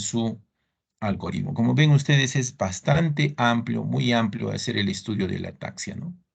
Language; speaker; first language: Spanish; native; Spanish